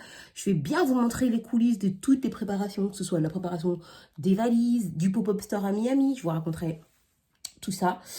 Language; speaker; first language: French; native; French